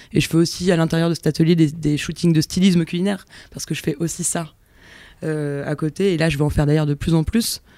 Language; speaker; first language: French; native; French